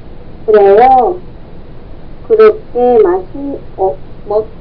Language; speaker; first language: Korean; non-native, learner; Vietnamese